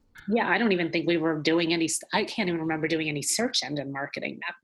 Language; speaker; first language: English; native; English